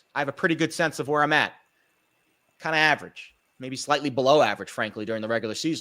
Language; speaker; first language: English; native; English